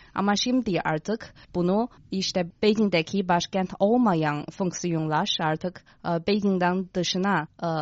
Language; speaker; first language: Turkish; non-native, fluent; Chinese